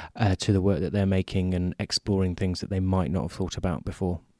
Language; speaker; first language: English; native; English